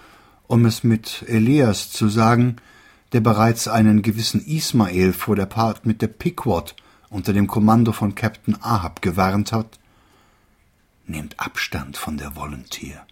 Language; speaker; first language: German; native; German